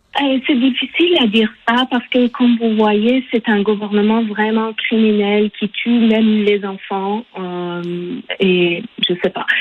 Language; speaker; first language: French; non-native, local second language; Persian